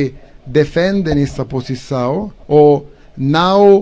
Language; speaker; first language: Portuguese; non-native, learner; Italian